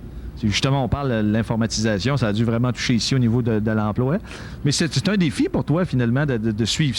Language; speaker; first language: French; native; French